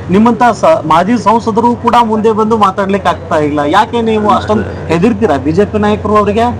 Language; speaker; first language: Kannada; native; Kannada